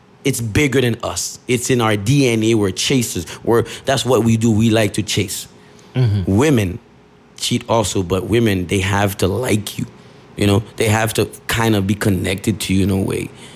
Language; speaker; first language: English; early bilingual, other home language; Haitian Creole